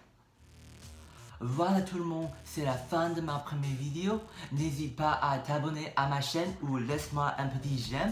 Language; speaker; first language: French; non-native, learner; English